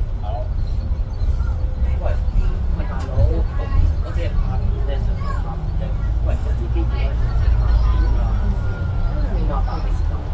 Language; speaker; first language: Cantonese; native; Cantonese